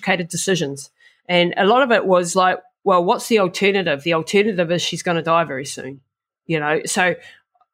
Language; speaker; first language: English; native; English